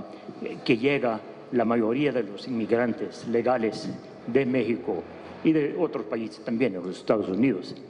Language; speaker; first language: Spanish; non-native, fluent; English